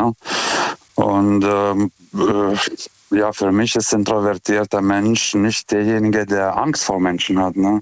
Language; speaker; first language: German; non-native, fluent; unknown